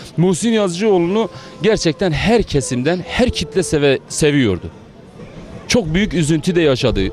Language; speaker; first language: Turkish; non-native, local second language; Kurdish